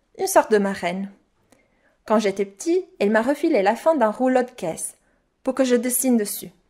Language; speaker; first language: French; non-native, fluent; Italian